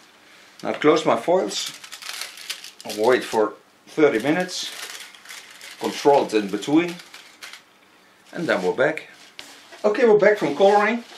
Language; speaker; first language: English; non-native, fluent; Dutch